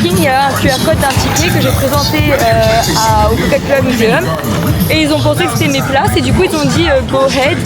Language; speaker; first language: French; native; French